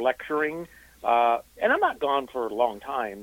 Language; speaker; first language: English; native; English